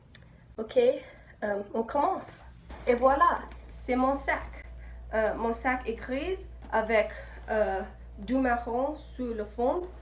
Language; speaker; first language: French; non-native, learner; English